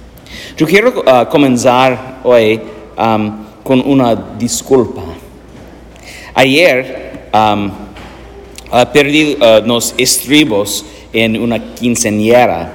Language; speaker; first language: Spanish; non-native, learner; English